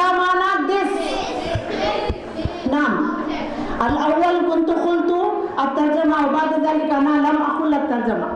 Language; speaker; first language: Arabic; non-native, learner; Urdu